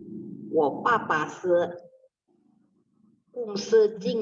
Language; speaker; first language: Chinese; non-native, learner; Indonesian